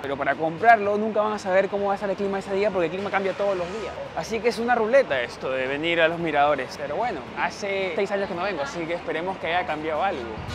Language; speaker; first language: Spanish; native; Spanish